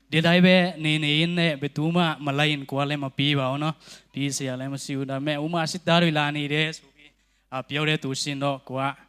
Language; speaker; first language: Burmese; non-native, local second language; Tedim Chin